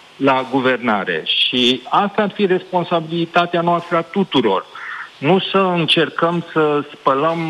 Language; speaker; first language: Romanian; native; Romanian